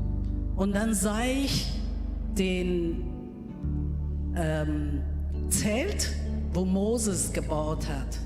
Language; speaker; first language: German; non-native, learner; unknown